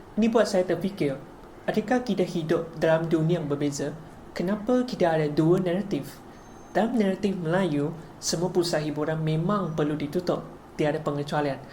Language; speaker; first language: Malay; non-native, local second language; Chinese